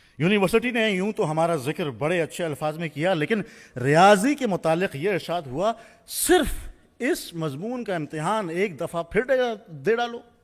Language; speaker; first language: Urdu; native; Urdu